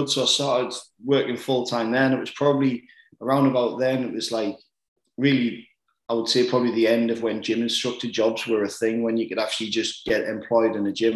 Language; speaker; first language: English; native; English